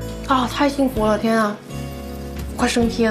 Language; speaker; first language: Chinese; native; Chinese